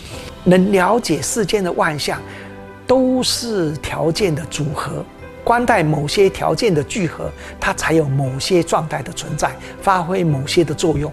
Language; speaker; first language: Chinese; native; Chinese